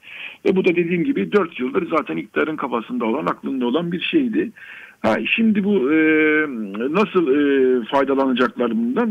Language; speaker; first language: Turkish; native; Turkish